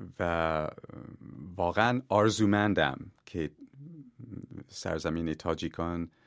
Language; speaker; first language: Persian; non-native, fluent; English